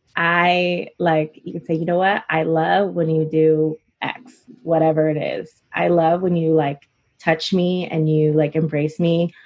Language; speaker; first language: English; native; English